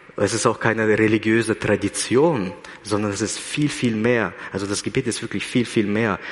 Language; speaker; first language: German; early bilingual, other home language; Russian